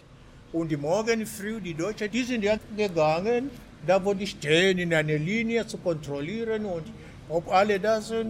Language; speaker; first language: German; non-native, fluent; Swahili